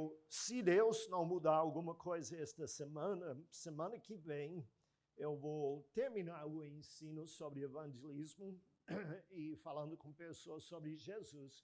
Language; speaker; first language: Portuguese; non-native, fluent; English